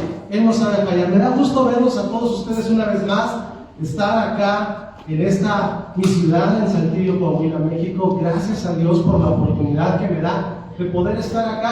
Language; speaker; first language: Spanish; native; Spanish